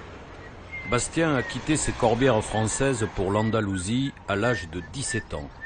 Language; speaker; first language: French; native; French